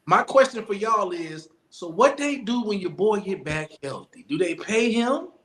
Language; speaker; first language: English; native; English